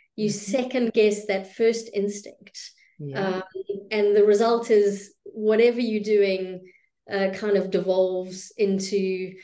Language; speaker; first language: English; native; English